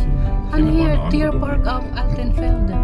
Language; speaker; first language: German; non-native, learner; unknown